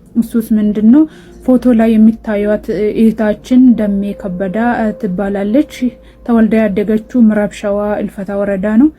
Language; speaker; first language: Amharic; non-native, local second language; Oromo